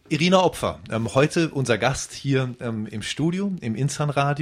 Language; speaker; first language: German; native; German